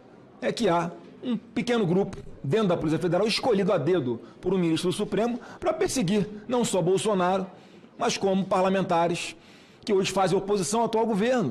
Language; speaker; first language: Portuguese; native; Portuguese